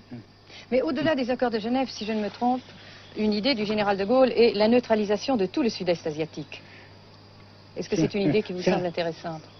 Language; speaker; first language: French; native; French